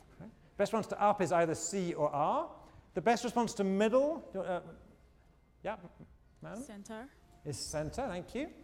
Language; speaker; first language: English; native; English